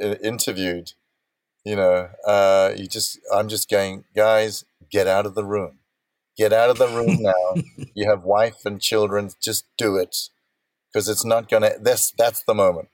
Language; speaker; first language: English; native; English